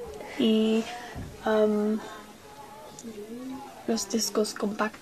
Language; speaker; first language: Spanish; non-native, learner; English